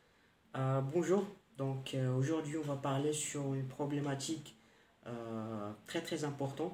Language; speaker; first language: French; non-native, local second language; Arabic